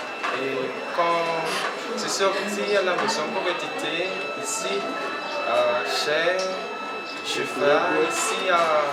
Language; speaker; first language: French; non-native, learner; Malagasy